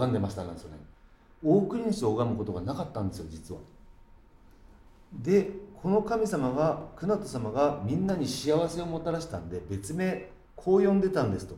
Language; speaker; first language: Japanese; native; Japanese